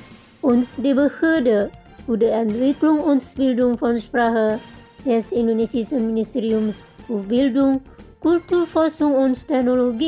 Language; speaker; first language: German; non-native, fluent; Indonesian